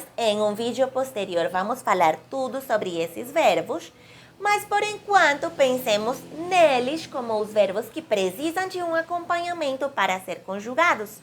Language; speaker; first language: Portuguese; non-native, fluent; Spanish